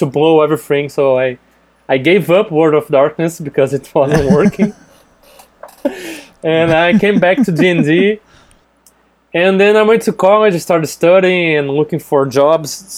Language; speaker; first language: English; non-native, fluent; Portuguese